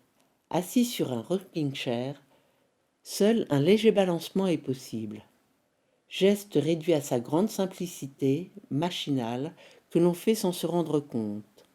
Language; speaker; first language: French; native; French